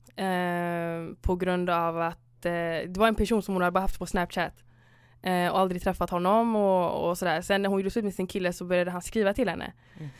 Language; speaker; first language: Swedish; early bilingual, other home language; Somali